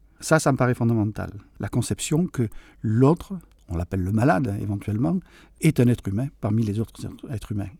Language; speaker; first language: French; early bilingual, other home language; Catalan